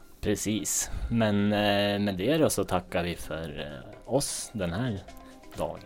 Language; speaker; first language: Swedish; native; Swedish